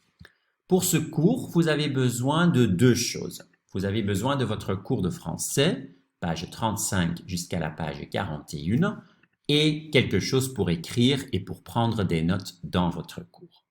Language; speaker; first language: French; non-native, fluent; Dutch